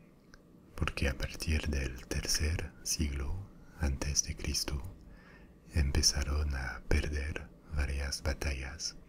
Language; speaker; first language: Spanish; non-native, fluent; French